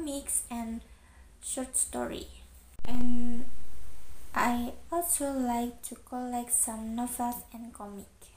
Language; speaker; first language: English; non-native, learner; Indonesian